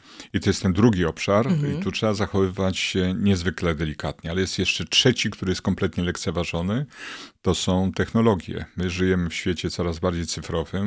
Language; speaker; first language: Polish; native; Polish